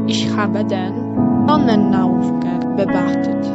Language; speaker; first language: German; non-native, learner; Polish